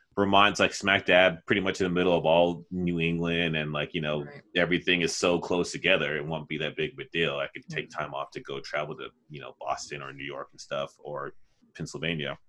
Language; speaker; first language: English; native; English